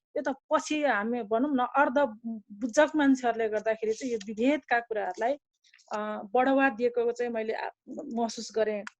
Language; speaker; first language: Nepali; non-native, local second language; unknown